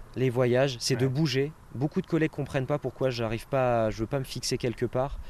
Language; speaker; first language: French; native; French